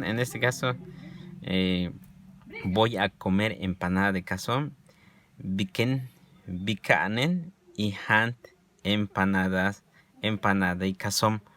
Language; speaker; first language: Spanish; non-native, local second language; Yucateco